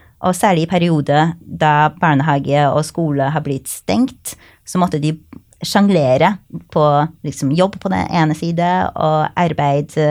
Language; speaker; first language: Norwegian; non-native, fluent; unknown